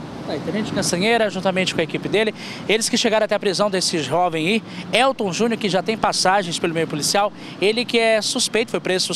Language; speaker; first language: Portuguese; native; Portuguese